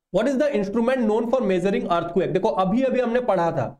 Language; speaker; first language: Hindi; non-native, local second language; Odia